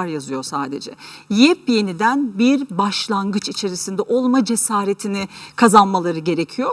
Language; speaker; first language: Turkish; native; Turkish